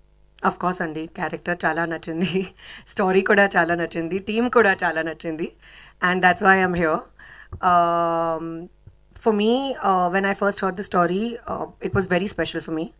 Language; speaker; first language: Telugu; non-native, fluent; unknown